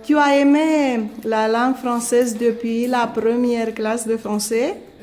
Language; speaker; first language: French; non-native, fluent; Romanian